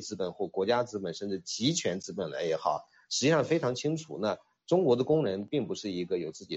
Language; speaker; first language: Chinese; native; Chinese